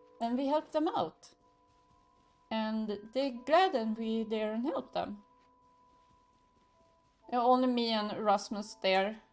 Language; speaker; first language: English; non-native, learner; Swedish